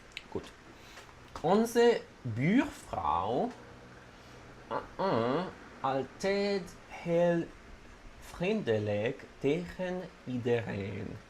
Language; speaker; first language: Dutch; non-native, learner; Italian